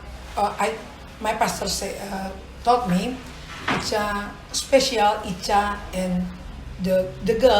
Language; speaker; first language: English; non-native, local second language; Indonesian